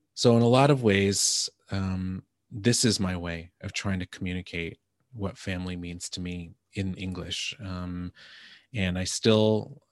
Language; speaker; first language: English; native; English